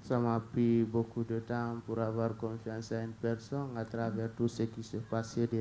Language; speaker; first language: French; non-native, learner; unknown